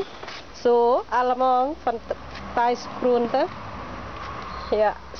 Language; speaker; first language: Dutch; non-native, learner; Thai